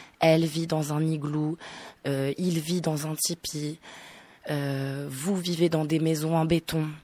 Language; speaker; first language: French; native; French